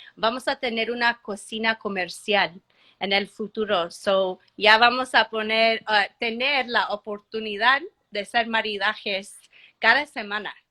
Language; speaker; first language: Spanish; early bilingual, heritage; Spanish